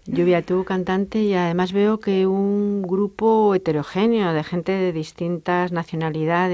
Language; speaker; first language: Spanish; native; Spanish